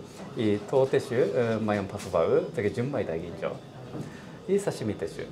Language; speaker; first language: Polish; non-native, learner; Japanese